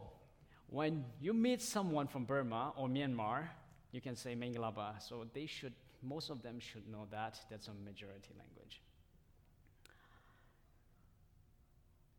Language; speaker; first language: English; non-native, fluent; Tedim Chin